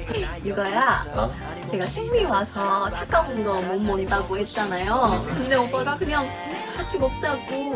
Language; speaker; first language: Korean; non-native, fluent; Chinese